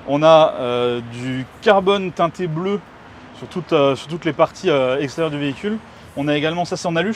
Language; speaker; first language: French; native; French